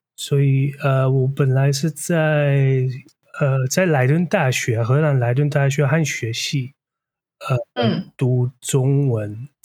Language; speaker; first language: Chinese; non-native, fluent; Dutch